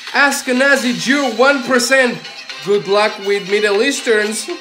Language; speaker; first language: English; non-native, fluent; Armenian